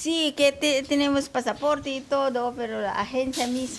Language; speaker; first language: Spanish; non-native, learner; Filipino